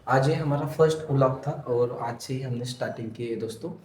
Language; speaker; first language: Hindi; non-native, local second language; Marathi